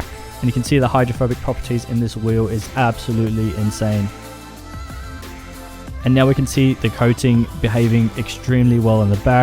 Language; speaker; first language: English; native; English